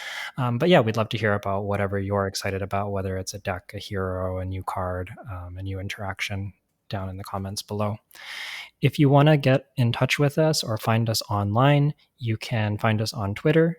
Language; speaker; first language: English; native; English